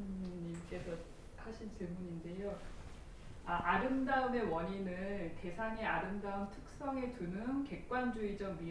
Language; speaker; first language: Korean; native; Korean